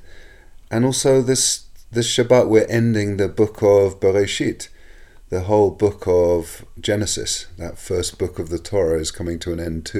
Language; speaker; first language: English; native; English